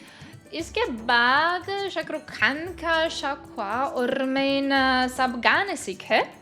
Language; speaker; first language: Hindi; non-native, learner; Russian